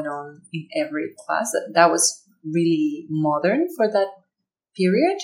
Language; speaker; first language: English; non-native, fluent; Spanish